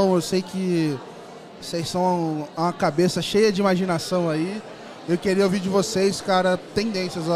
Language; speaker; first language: Portuguese; native; Portuguese